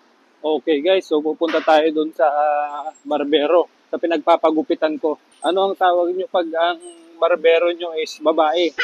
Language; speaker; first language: Filipino; native; Filipino